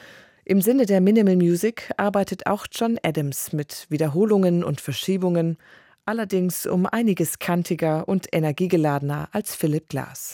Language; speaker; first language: German; native; German